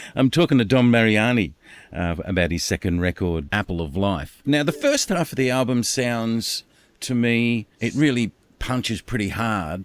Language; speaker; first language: English; native; English